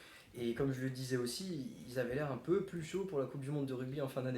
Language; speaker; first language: French; native; French